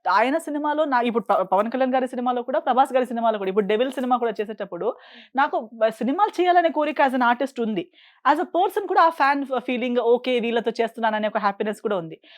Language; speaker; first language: Telugu; non-native, fluent; Konkani